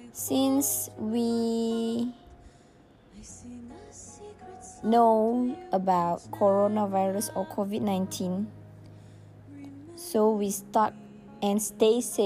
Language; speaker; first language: English; non-native, local second language; Malay